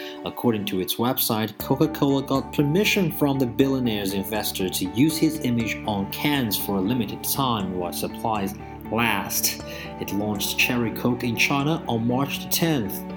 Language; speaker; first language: English; non-native, fluent; Chinese